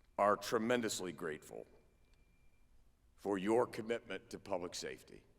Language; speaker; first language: English; native; English